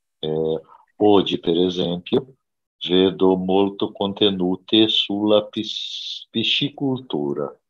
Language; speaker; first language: Italian; non-native, learner; Portuguese